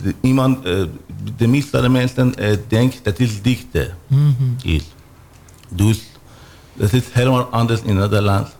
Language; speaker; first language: Dutch; non-native, learner; Persian